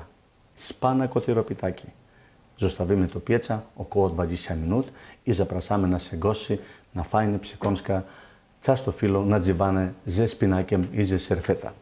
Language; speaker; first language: Polish; non-native, learner; Greek